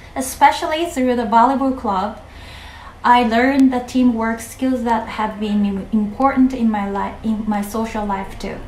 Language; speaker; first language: English; non-native, fluent; Japanese